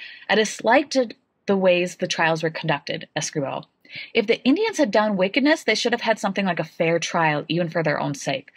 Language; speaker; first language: English; native; English